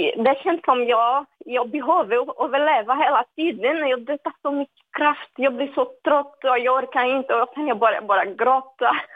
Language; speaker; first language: Swedish; non-native, fluent; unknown